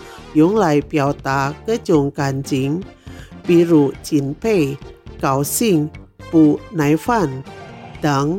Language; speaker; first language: Chinese; non-native, fluent; Indonesian